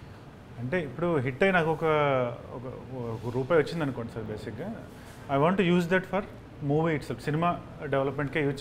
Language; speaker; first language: Telugu; native; Telugu